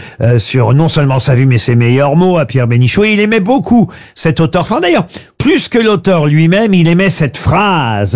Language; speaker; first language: French; native; French